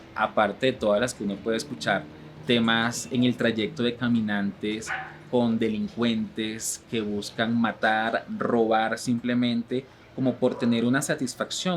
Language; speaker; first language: Spanish; native; Spanish